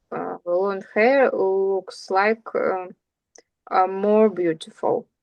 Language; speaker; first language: English; non-native, learner; Russian